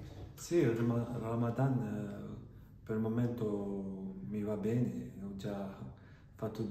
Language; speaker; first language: Italian; non-native, fluent; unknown